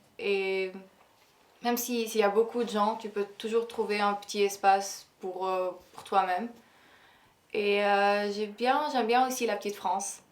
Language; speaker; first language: French; non-native, local second language; Arabic